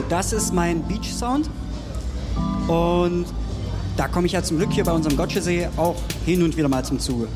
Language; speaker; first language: German; native; German